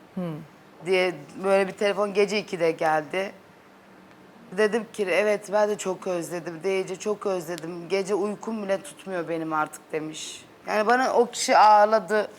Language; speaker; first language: Turkish; native; Turkish